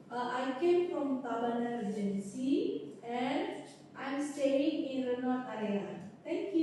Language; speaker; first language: English; non-native, fluent; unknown